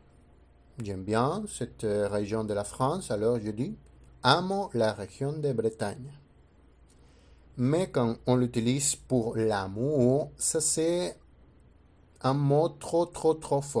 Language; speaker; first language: French; non-native, fluent; Spanish